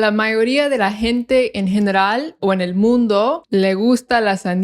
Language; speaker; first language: Spanish; non-native, fluent; English